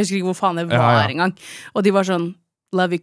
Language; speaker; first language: Norwegian; native; Norwegian